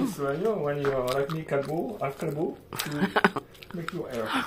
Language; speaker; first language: English; non-native, learner; French